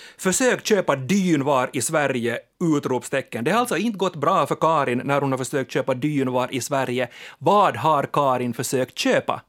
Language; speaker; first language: Swedish; native; Swedish